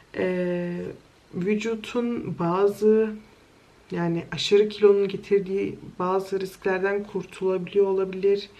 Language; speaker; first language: Turkish; early bilingual, heritage; Turkish